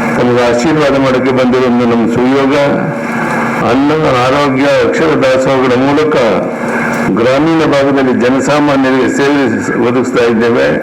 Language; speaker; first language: Kannada; native; Kannada